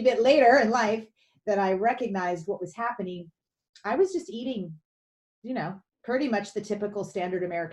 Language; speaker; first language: English; native; English